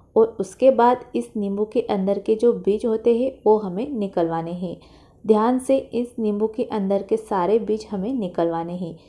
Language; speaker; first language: Hindi; non-native, local second language; Marathi